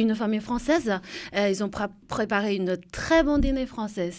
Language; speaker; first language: French; non-native, fluent; Chinese